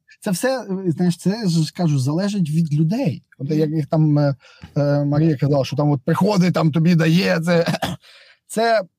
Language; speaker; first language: Ukrainian; native; Ukrainian